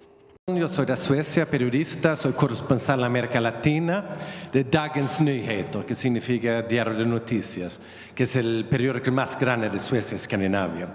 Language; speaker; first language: Spanish; non-native, learner; Swedish